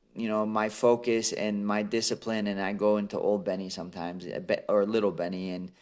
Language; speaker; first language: English; early bilingual, other home language; Assyrian Neo-Aramaic